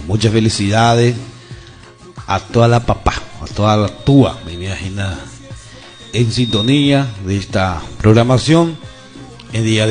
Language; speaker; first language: Spanish; non-native, local second language; Guarani